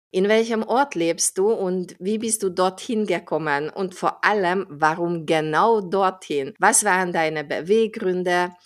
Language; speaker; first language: German; non-native, fluent; Hungarian